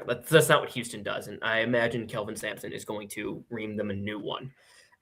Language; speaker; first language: English; native; English